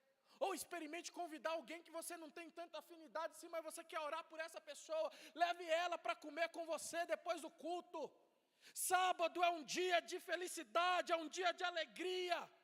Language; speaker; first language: Portuguese; native; Portuguese